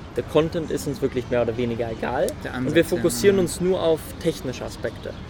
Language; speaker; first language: German; early bilingual, other home language; Swedish